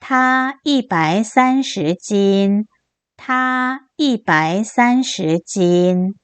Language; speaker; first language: Chinese; non-native, fluent; Korean